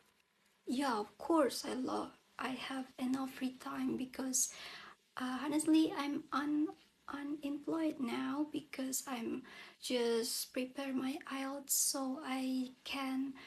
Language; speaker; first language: English; non-native, learner; Indonesian